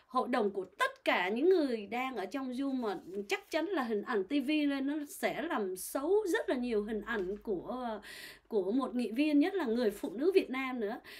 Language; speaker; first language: Vietnamese; native; Vietnamese